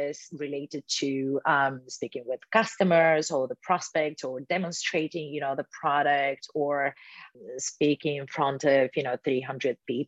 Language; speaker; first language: English; non-native, fluent; Bulgarian